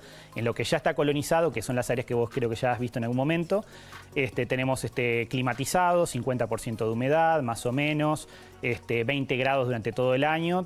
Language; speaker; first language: Spanish; native; Spanish